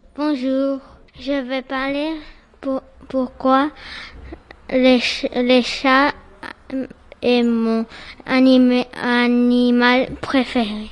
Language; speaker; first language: French; non-native, learner; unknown